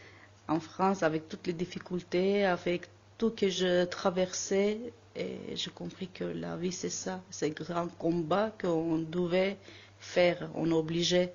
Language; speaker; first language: French; non-native, learner; Armenian